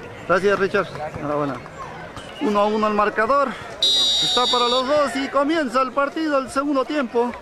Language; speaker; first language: Spanish; native; Spanish